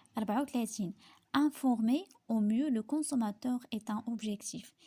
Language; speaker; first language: French; non-native, local second language; Arabic